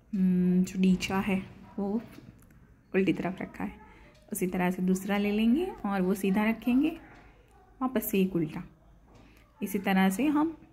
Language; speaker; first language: Hindi; non-native, local second language; Gujarati